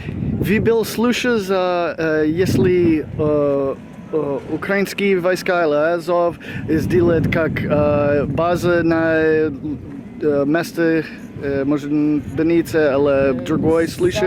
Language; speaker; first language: Russian; non-native, learner; English